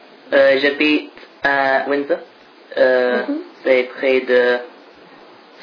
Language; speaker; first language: French; non-native, learner; English